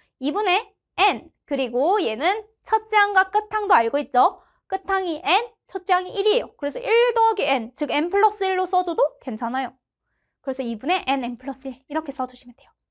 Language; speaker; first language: Korean; native; Korean